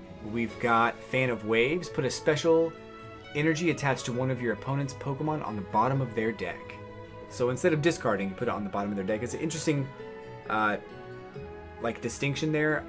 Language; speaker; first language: English; native; English